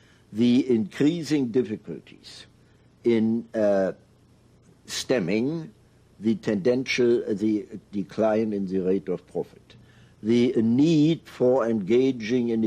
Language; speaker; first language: English; non-native, fluent; German